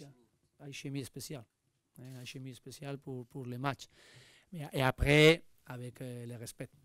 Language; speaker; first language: French; non-native, learner; Spanish